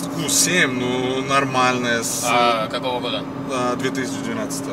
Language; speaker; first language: Russian; non-native, learner; Bulgarian